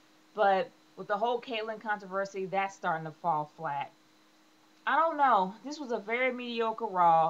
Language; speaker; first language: English; native; English